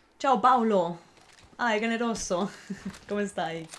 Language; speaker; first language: Italian; non-native, fluent; German